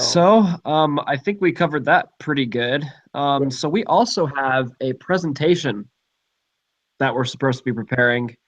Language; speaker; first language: English; native; English